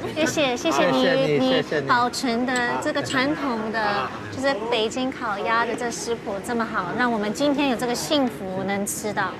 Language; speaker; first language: Chinese; early bilingual, heritage; Chinese